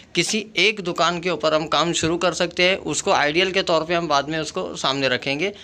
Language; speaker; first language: Hindi; non-native, local second language; Urdu